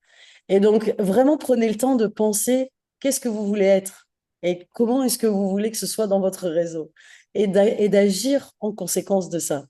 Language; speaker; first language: French; native; French